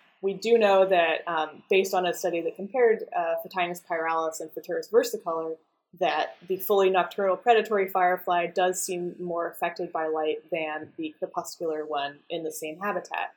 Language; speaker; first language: English; native; English